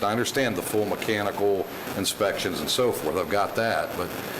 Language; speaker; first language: English; native; English